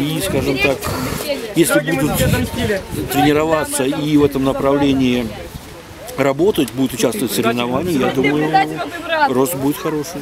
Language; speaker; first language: Russian; native; Russian